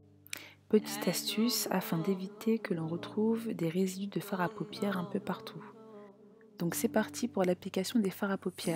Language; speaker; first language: French; native; French